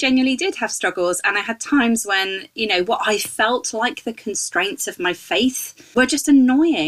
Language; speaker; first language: English; native; English